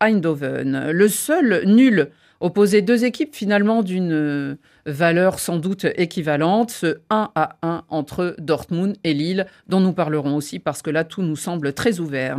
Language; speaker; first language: French; native; French